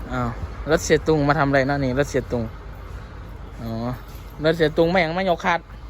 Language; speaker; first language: Thai; non-native, fluent; Korean